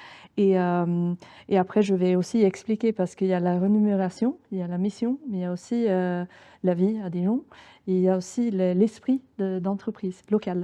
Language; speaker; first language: French; non-native, fluent; Swedish